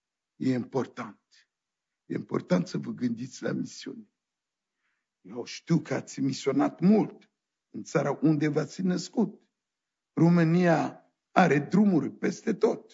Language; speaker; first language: Romanian; non-native, fluent; French